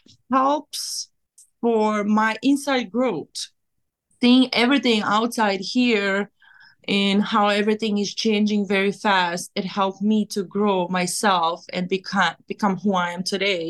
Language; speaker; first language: English; non-native, fluent; Serbian